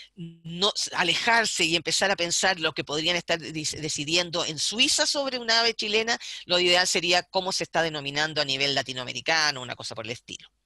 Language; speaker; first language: Spanish; native; Spanish